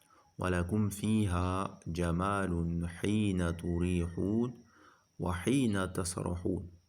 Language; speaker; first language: Arabic; non-native, fluent; French